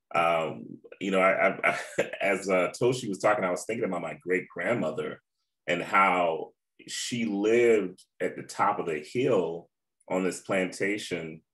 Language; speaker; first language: English; native; English